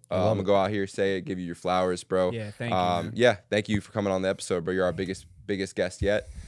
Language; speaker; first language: English; native; English